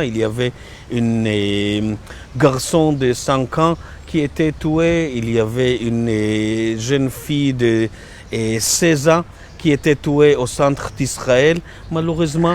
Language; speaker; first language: French; non-native, learner; Hebrew